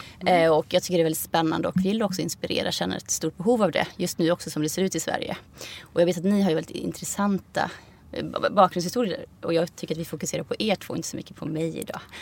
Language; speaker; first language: Swedish; early bilingual, other home language; Icelandic